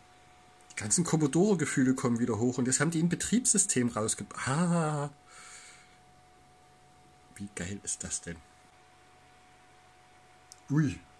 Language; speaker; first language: German; native; German